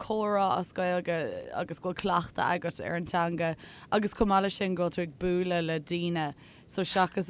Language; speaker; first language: Irish; native; Irish